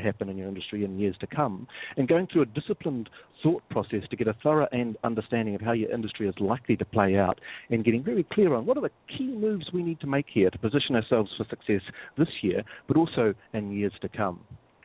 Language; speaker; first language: English; native; English